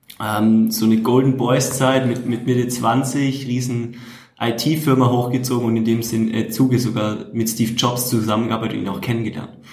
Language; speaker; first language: German; native; German